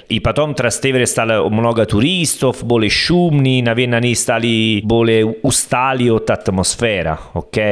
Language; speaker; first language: Russian; non-native, learner; Italian